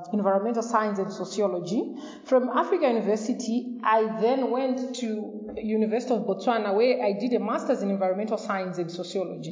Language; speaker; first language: English; non-native, local second language; Shona